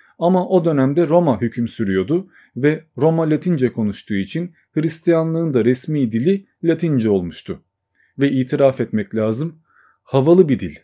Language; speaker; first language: Turkish; native; Turkish